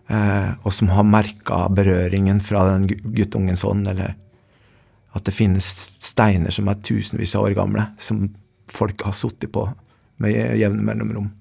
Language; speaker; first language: Norwegian; early bilingual, other home language; Spanish